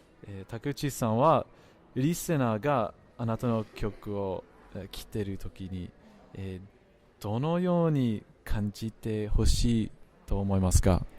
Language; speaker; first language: Japanese; non-native, fluent; English